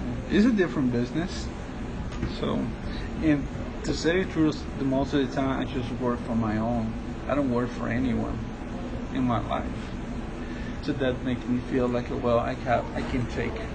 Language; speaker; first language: English; non-native, fluent; Spanish